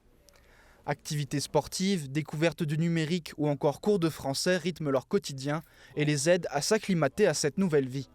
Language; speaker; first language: French; native; French